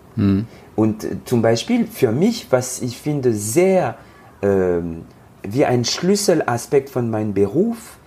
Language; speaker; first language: German; non-native, learner; French